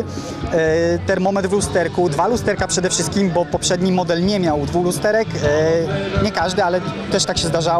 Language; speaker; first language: Polish; native; Polish